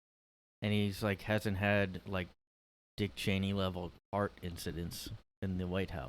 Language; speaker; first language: English; native; English